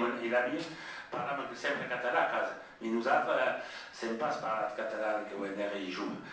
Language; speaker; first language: Catalan; non-native, local second language; French